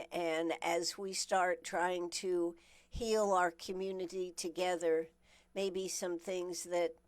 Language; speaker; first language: English; native; English